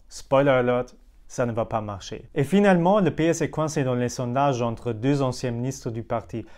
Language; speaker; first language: French; non-native, fluent; German